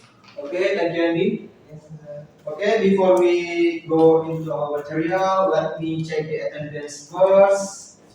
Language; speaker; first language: English; non-native, fluent; Indonesian